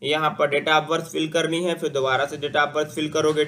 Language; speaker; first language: Hindi; native; Hindi